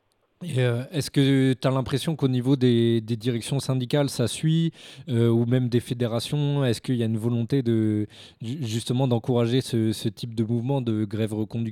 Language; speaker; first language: French; native; French